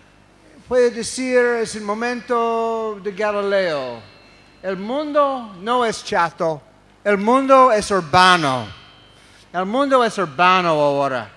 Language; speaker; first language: Spanish; non-native, fluent; English